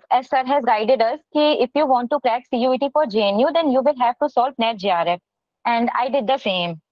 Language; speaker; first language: Hindi; native; Hindi